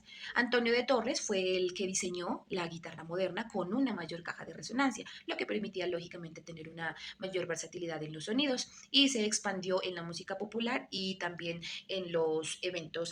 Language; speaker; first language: Spanish; native; Spanish